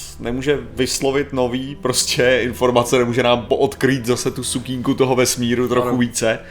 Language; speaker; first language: Czech; native; Czech